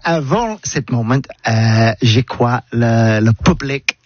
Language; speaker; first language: French; non-native, learner; English